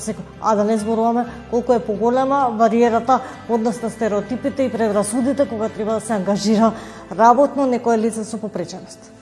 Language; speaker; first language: Macedonian; native; Macedonian